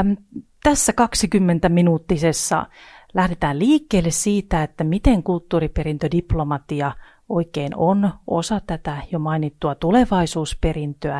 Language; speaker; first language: Finnish; native; Finnish